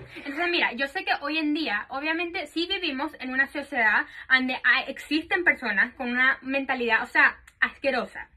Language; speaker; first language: Spanish; early bilingual, heritage; Spanish